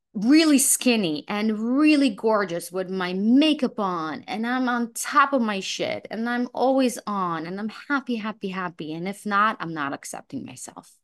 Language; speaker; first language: English; non-native, fluent; Russian